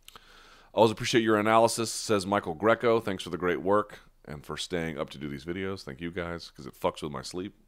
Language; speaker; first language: English; native; English